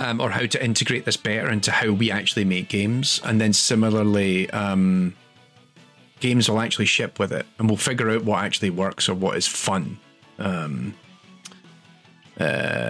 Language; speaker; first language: English; native; English